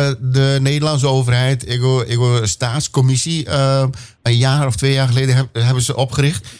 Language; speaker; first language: Dutch; native; Dutch